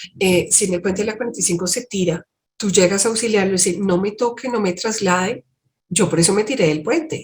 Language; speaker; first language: Spanish; native; Spanish